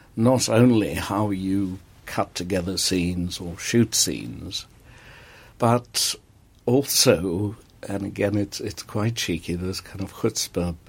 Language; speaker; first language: English; native; English